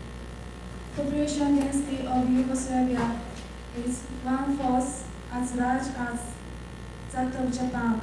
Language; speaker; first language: English; non-native, learner; Japanese